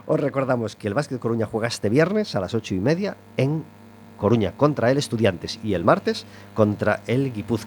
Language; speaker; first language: Spanish; native; Spanish